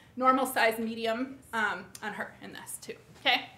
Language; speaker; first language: English; native; English